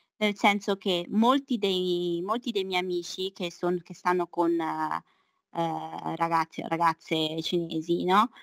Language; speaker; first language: Italian; early bilingual, other home language; Chinese